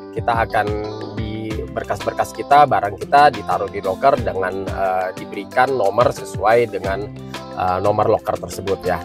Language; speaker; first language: Indonesian; native; Indonesian